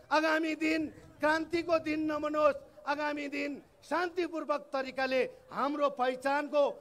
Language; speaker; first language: Nepali; non-native, local second language; Eastern Tamang